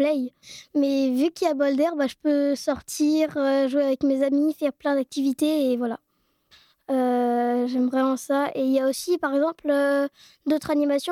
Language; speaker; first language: French; native; French